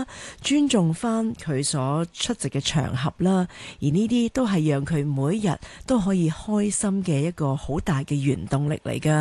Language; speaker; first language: Cantonese; native; Cantonese